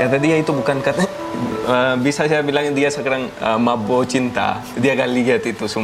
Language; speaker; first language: Indonesian; non-native, fluent; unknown